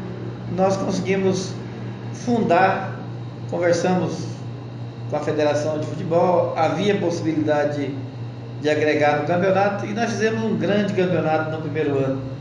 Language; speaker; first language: Portuguese; native; Portuguese